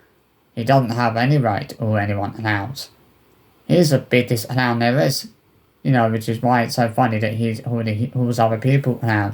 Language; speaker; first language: English; native; English